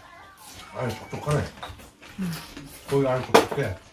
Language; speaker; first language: Korean; native; Korean